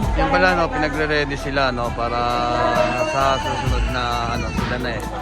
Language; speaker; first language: Filipino; native; Filipino